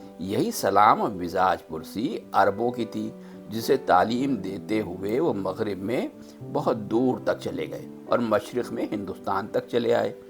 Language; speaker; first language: Urdu; native; Urdu